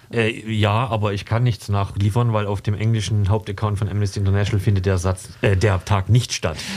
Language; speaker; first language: German; native; German